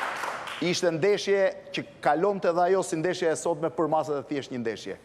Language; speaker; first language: Albanian; native; Albanian